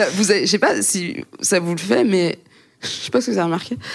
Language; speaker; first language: French; native; French